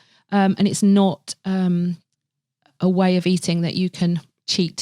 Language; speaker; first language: English; native; English